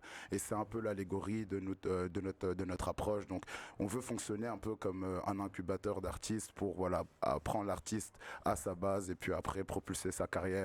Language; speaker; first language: French; native; French